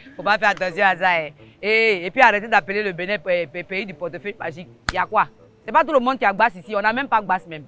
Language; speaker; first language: French; non-native, local second language; Yoruba